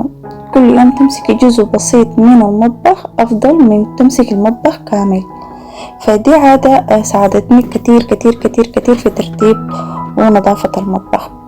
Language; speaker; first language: Arabic; native; Arabic